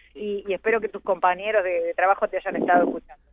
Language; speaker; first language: Spanish; native; Spanish